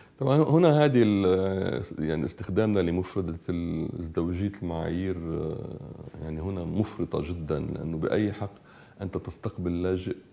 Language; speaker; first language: Arabic; native; Arabic